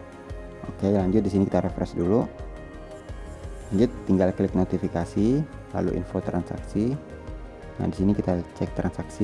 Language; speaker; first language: Indonesian; native; Indonesian